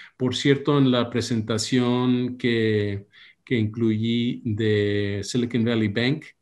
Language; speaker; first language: Spanish; early bilingual, heritage; Spanish